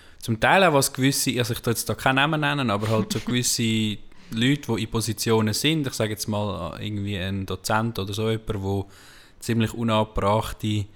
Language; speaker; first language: German; native; German